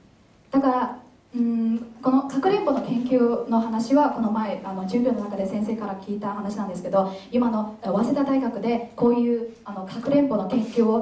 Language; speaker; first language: Japanese; non-native, fluent; Chinese